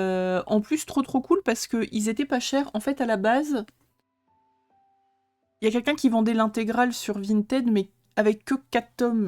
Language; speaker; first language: French; native; French